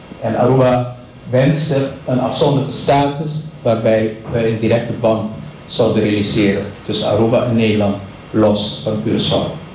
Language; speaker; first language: Dutch; non-native, local second language; Papiamento